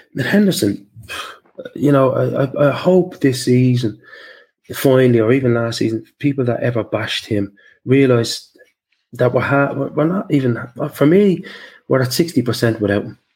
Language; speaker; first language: English; native; English